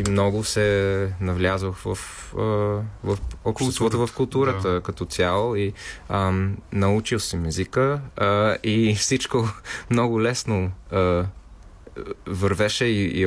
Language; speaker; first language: Bulgarian; non-native, fluent; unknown